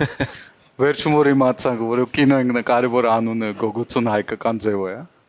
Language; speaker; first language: Armenian; non-native, learner; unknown